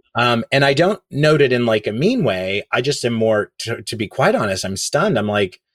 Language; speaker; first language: English; native; English